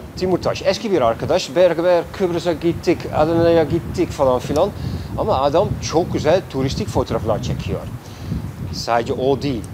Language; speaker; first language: Turkish; non-native, fluent; Dutch